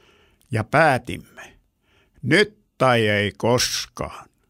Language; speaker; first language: Finnish; native; Finnish